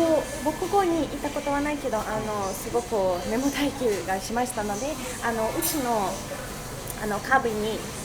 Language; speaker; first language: Japanese; non-native, fluent; Russian